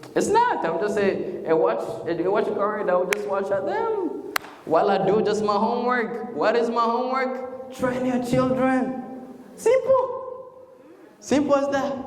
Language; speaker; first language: English; non-native, local second language; Swahili